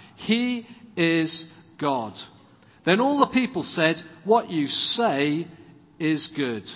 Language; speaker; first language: English; native; English